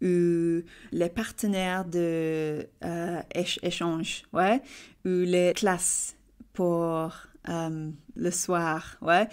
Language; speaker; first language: French; non-native, learner; English